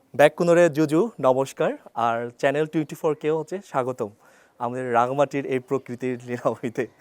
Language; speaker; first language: Bangla; non-native, local second language; Chakma